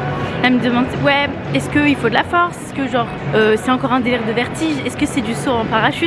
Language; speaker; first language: French; native; French